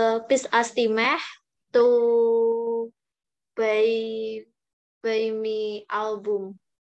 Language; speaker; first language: English; non-native, learner; Indonesian